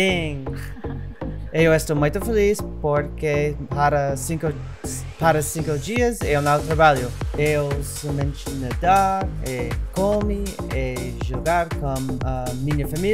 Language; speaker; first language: Portuguese; non-native, learner; English